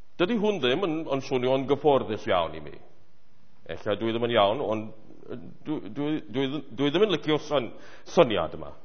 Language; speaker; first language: Welsh; non-native, fluent; English